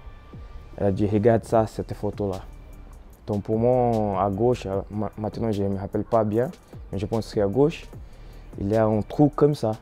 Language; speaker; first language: French; non-native, fluent; Portuguese